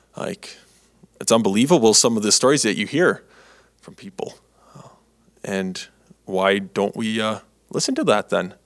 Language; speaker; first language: English; native; English